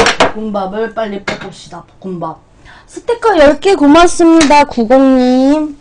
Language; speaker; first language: Korean; native; Korean